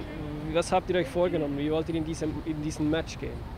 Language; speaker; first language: German; native; German